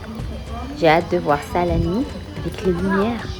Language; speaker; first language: French; non-native, local second language; Arabic